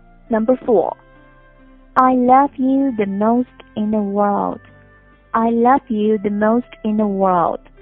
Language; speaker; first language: English; non-native, fluent; Chinese